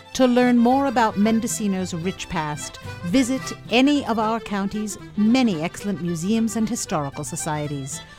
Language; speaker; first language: English; non-native, fluent; Finnish